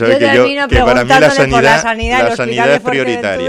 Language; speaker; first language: Spanish; native; Spanish